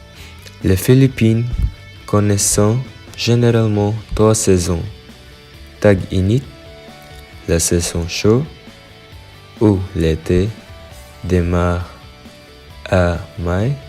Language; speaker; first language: French; non-native, learner; Filipino